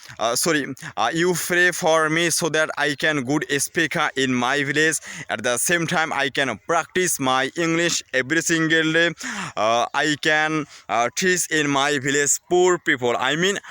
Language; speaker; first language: English; non-native, learner; Bangla